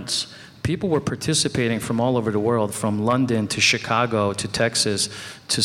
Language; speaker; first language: English; native; English